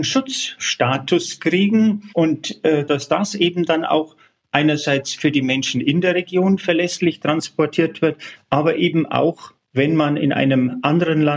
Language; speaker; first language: German; native; German